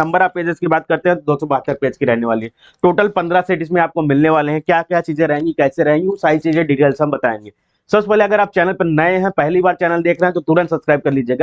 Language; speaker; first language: Hindi; native; Hindi